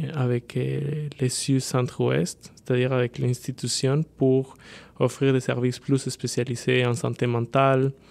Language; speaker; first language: French; non-native, fluent; Spanish